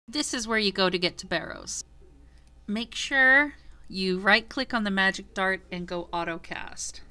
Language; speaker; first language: English; native; English